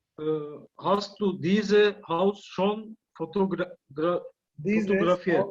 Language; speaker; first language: German; non-native, learner; Turkish